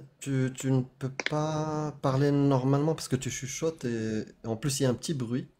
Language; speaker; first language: French; non-native, local second language; Arabic